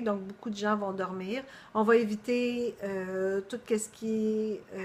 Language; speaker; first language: French; native; French